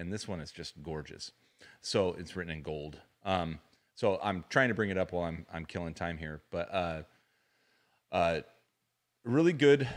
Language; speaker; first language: English; native; English